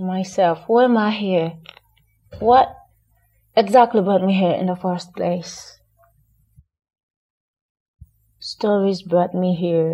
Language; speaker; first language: English; non-native, local second language; Hausa